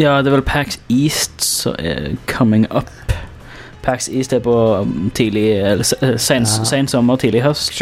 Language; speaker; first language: Norwegian; native; Norwegian